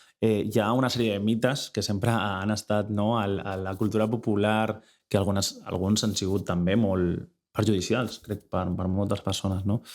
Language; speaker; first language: Catalan; native; Catalan